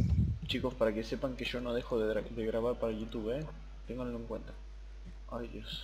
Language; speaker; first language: Spanish; native; Spanish